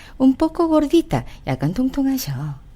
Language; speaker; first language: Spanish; non-native, fluent; Korean